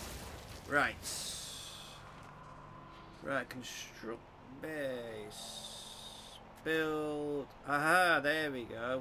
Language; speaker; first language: English; native; English